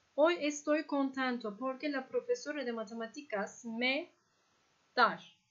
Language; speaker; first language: Spanish; non-native, learner; Turkish